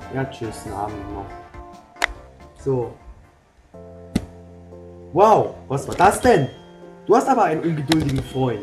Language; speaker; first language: German; native; German